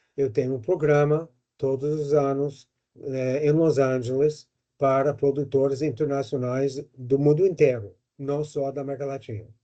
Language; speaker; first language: Portuguese; non-native, fluent; English